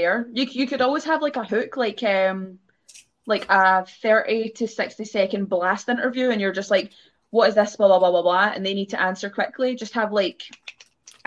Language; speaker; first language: English; native; English